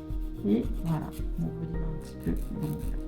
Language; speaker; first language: French; native; French